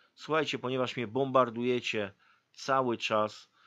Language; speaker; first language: Polish; native; Polish